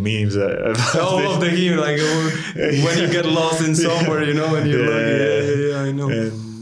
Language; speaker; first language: English; non-native, learner; Polish